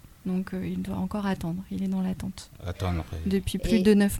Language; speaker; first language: French; native; French